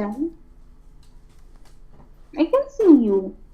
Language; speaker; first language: English; non-native, learner; Filipino